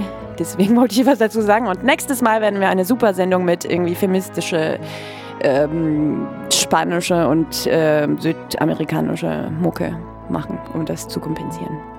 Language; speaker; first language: German; native; German